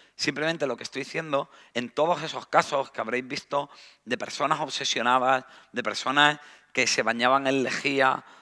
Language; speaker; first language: Spanish; native; Spanish